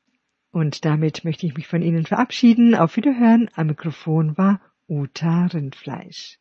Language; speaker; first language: German; native; German